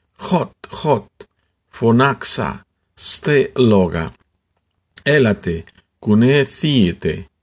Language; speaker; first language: Greek; non-native, learner; Spanish